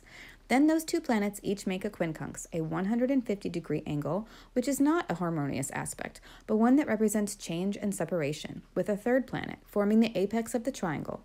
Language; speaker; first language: English; native; English